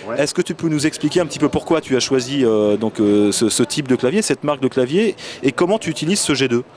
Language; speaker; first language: French; native; French